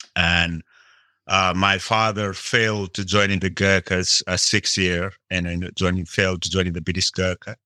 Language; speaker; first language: English; non-native, local second language; Nepali